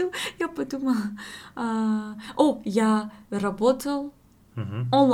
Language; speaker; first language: Russian; non-native, learner; English